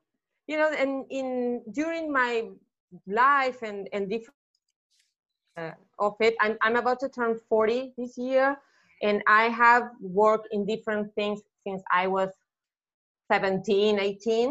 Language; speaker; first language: English; non-native, fluent; Spanish